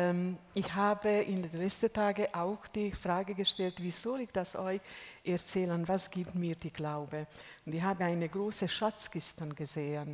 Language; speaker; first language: German; non-native, fluent; Hungarian